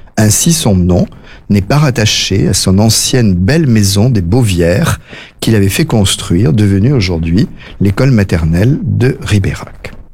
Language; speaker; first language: French; native; French